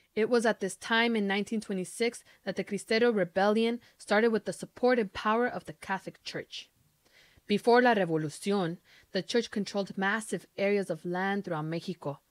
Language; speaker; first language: English; native; English